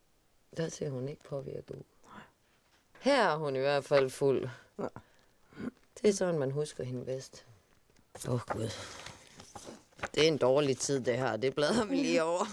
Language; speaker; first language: Danish; native; Danish